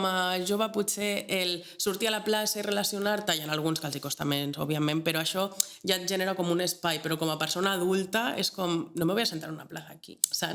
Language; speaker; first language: Catalan; native; Catalan